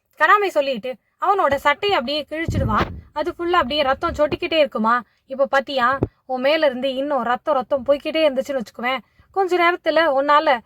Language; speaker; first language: Tamil; native; Tamil